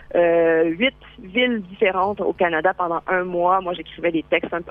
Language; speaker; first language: French; native; French